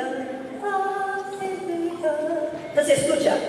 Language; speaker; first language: Spanish; non-native, fluent; Finnish